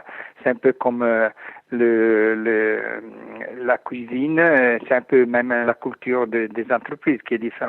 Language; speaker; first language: French; non-native, fluent; Italian